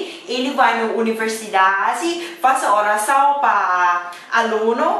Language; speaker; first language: Portuguese; non-native, fluent; Thai